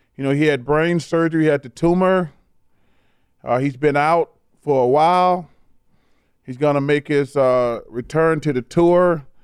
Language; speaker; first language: English; native; English